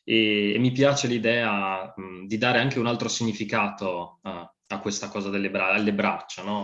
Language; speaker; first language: Italian; native; Italian